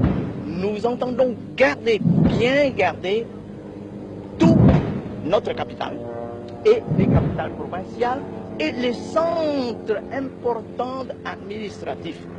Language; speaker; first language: French; non-native, local second language; Khmer